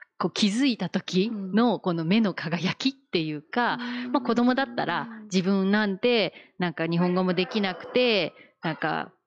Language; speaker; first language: Japanese; native; Japanese